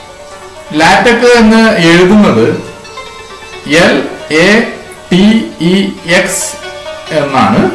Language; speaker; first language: Malayalam; native; Malayalam